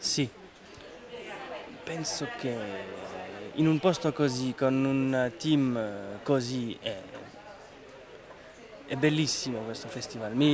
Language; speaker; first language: Italian; non-native, fluent; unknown